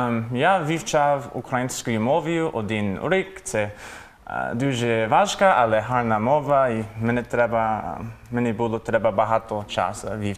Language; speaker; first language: Ukrainian; non-native, learner; English